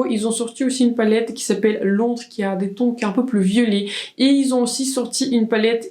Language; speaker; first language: French; native; French